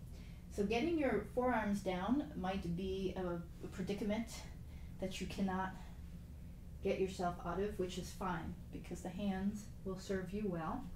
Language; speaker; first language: English; native; English